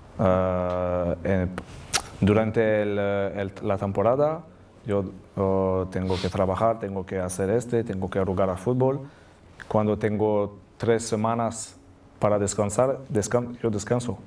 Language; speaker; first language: Spanish; non-native, learner; French